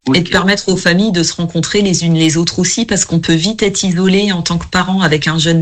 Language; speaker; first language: French; native; French